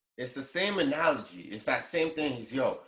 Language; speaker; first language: English; native; English